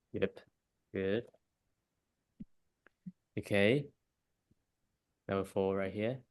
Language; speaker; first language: English; non-native, fluent; Vietnamese